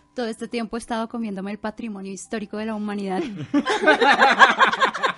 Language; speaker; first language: Spanish; native; Spanish